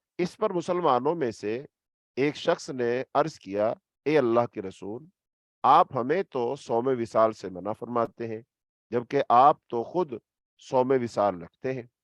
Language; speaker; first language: Urdu; native; Urdu